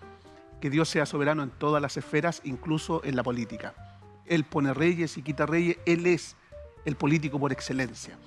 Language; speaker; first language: Spanish; native; Spanish